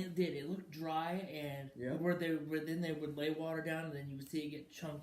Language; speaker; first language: English; native; English